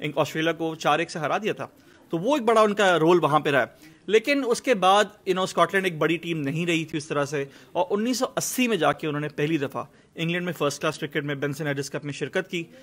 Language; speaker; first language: Urdu; native; Urdu